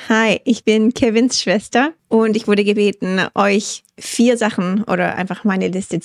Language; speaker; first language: German; native; German